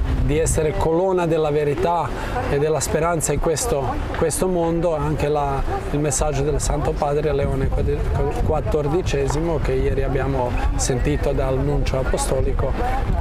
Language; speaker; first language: Italian; non-native, fluent; Croatian